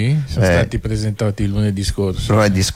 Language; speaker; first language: Italian; native; Italian